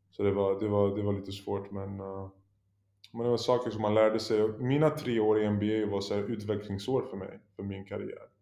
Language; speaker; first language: Swedish; early bilingual, other home language; Polish